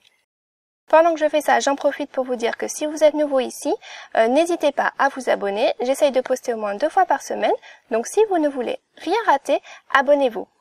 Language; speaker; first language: French; native; French